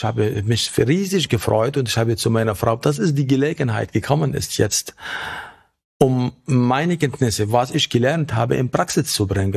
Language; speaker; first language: German; non-native, fluent; Arabic